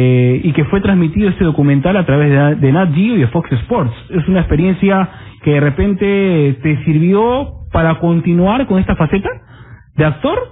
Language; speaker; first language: Spanish; native; Spanish